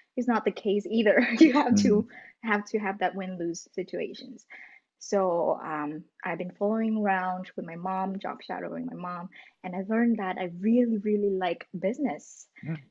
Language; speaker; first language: English; non-native, fluent; Vietnamese